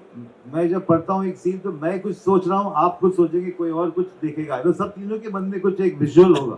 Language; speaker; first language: Hindi; non-native, local second language; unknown